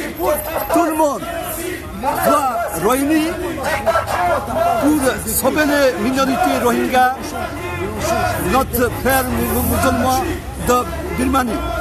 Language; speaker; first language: French; non-native, fluent; Bangla